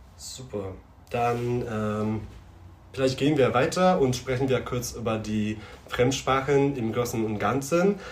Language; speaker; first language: German; non-native, fluent; Polish